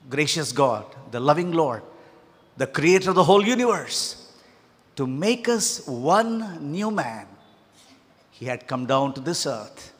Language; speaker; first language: English; non-native, local second language; Telugu